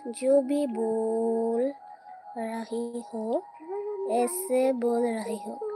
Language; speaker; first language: Hindi; non-native, local second language; Bangla